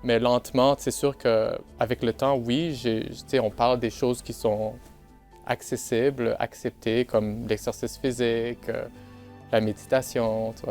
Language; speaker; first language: French; native; French